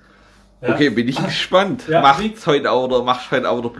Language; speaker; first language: German; native; German